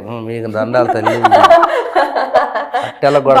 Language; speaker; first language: Telugu; native; Telugu